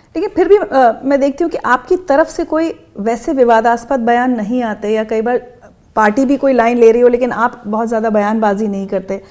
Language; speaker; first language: Hindi; native; Hindi